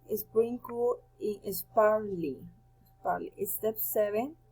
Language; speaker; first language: English; non-native, learner; Spanish